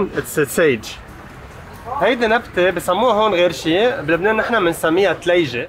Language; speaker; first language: Arabic; native; Arabic